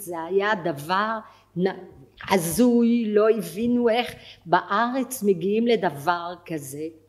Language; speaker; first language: Hebrew; non-native, fluent; French